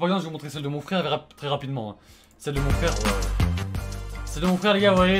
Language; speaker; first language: French; native; French